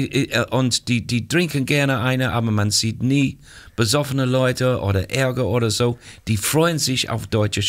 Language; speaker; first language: German; non-native, fluent; English